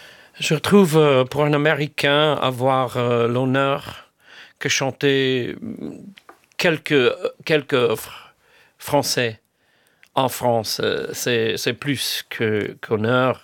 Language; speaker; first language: French; non-native, fluent; English